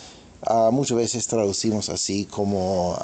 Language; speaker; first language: Spanish; non-native, fluent; English